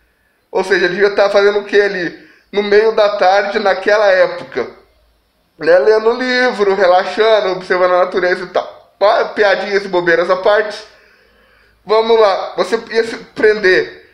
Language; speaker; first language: Portuguese; native; Portuguese